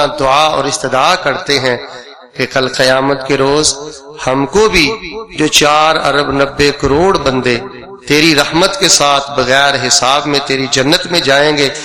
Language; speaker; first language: Urdu; non-native, local second language; Punjabi